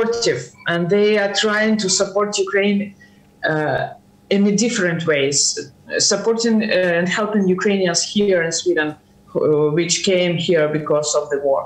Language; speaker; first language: English; non-native, learner; Ukrainian